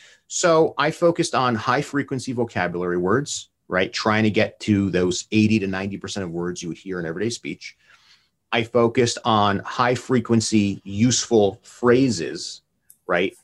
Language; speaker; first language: English; native; English